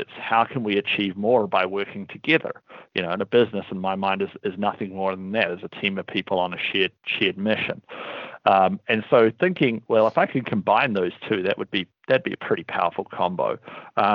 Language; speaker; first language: English; native; English